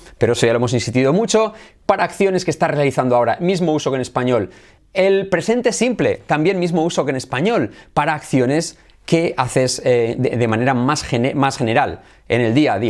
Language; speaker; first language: Spanish; native; Spanish